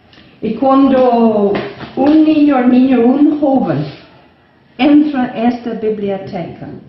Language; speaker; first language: Spanish; non-native, fluent; English